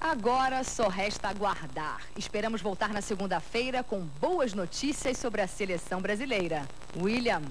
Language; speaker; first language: Portuguese; native; Portuguese